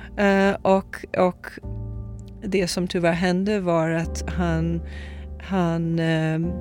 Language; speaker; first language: Swedish; non-native, fluent; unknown